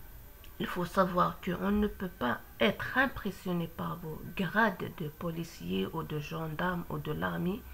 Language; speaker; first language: French; non-native, local second language; Kabyle